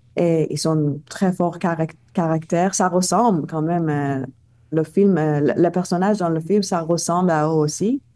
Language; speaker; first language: French; non-native, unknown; Persian